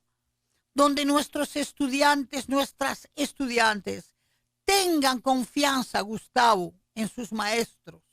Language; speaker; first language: Spanish; native; Spanish